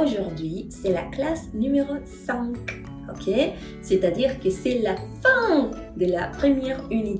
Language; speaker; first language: French; non-native, fluent; Spanish